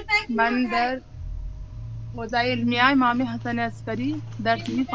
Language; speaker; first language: Persian; non-native, learner; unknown